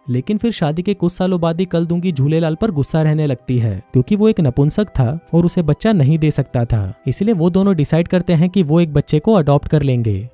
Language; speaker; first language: Hindi; native; Hindi